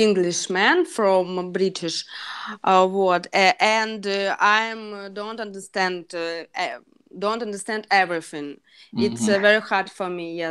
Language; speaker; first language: English; non-native, learner; Russian